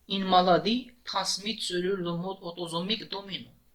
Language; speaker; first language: French; non-native, local second language; Arabic